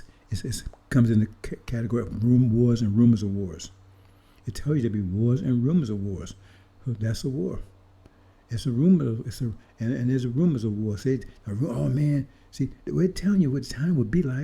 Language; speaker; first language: English; native; English